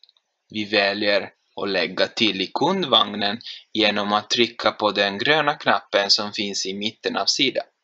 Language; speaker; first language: Swedish; non-native, fluent; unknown